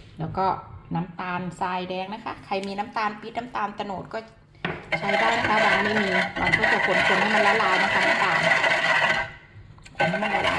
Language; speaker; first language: Thai; native; Thai